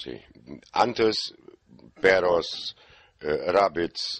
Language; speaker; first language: Spanish; non-native, learner; German